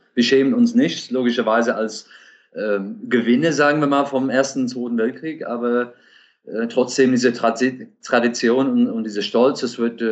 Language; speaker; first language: German; non-native, fluent; English